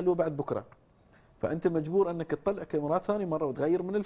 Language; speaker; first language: Arabic; native; Arabic